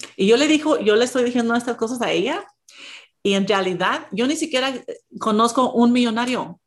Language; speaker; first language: Spanish; early bilingual, heritage; Spanish